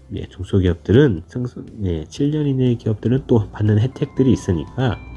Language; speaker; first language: Korean; native; Korean